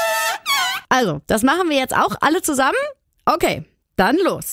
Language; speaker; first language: German; native; German